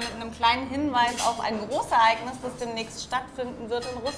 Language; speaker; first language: German; native; German